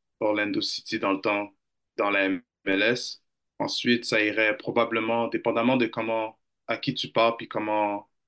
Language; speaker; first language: French; native; French